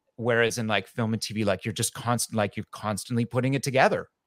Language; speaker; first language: English; native; English